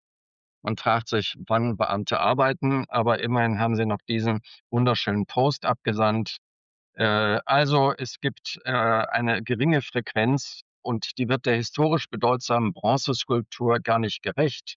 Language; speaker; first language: German; native; German